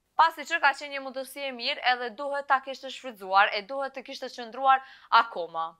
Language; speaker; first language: Albanian; native; Albanian